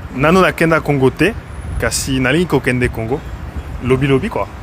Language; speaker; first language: Lingala; non-native, learner; French